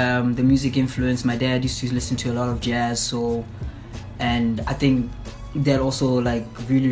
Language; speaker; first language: English; non-native, local second language; Zulu